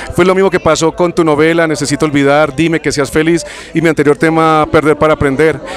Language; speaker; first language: Spanish; non-native, fluent; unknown